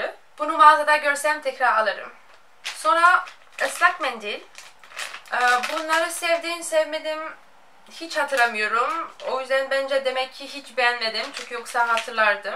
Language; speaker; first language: Turkish; non-native, fluent; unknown